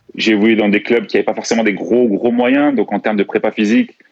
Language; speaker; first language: French; native; French